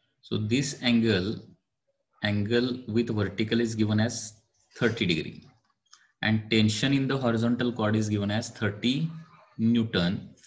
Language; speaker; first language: English; non-native, local second language; Marathi